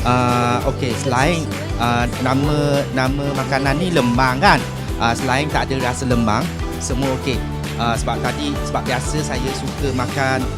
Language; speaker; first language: Malay; native; Malay